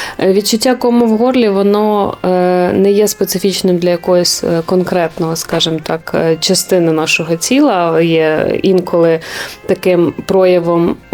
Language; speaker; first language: Ukrainian; native; Ukrainian